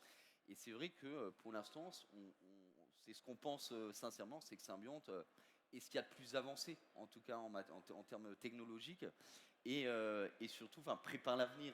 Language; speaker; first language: French; native; French